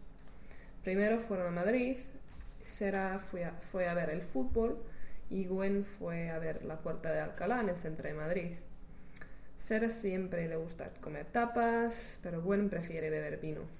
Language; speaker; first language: Spanish; non-native, learner; English